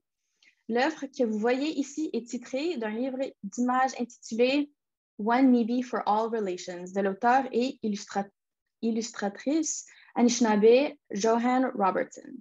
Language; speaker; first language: French; native; French